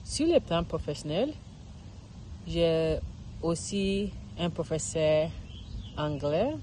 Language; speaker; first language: French; non-native, learner; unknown